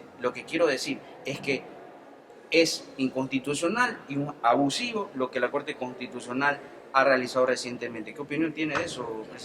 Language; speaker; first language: Spanish; native; Spanish